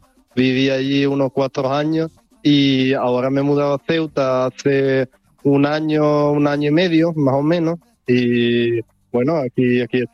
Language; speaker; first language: Spanish; non-native, fluent; Italian